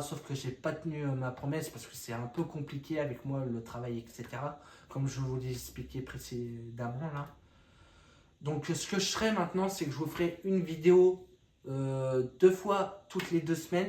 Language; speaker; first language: French; native; French